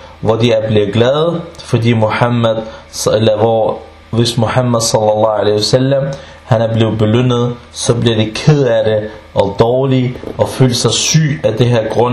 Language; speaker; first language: Danish; non-native, fluent; Arabic